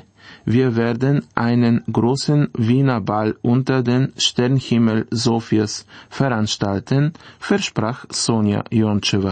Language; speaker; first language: German; non-native, fluent; Bulgarian